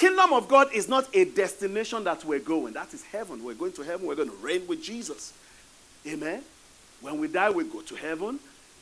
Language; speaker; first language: English; non-native, local second language; Yoruba